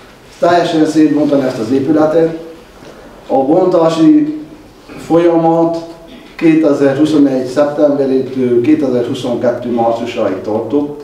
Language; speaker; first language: Hungarian; native; Hungarian